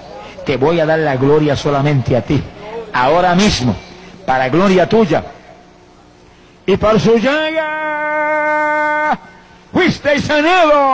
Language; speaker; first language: Spanish; native; Spanish